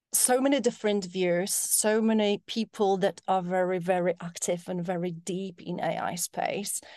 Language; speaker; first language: English; non-native, fluent; Polish